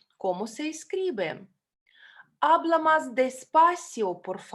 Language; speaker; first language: Spanish; non-native, fluent; Russian